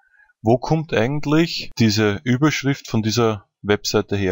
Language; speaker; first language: German; native; German